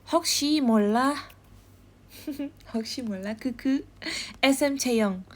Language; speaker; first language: Korean; non-native, learner; Indonesian